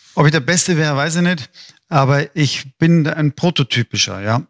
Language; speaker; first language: German; native; German